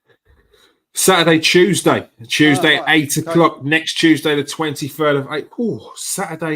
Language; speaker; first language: English; native; English